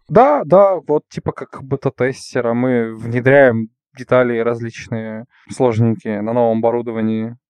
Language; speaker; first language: Russian; native; Russian